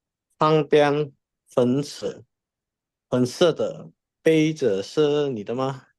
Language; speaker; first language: Chinese; non-native, learner; Indonesian